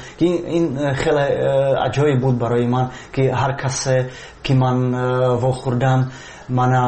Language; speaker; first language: Persian; non-native, fluent; Czech